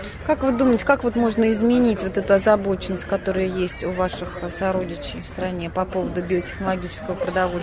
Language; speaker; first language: Russian; native; Russian